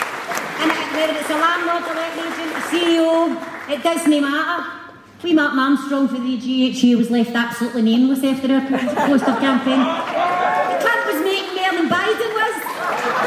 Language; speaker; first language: English; native; English